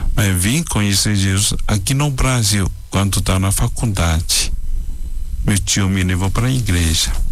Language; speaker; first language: Portuguese; non-native, fluent; Chinese